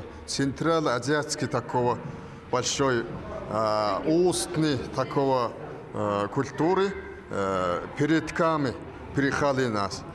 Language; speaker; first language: Russian; non-native, learner; Mongolian